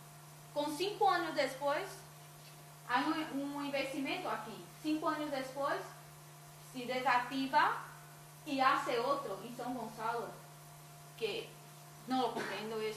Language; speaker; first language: Spanish; non-native, fluent; Portuguese